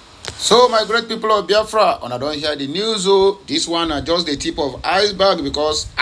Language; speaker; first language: English; non-native, local second language; Igbo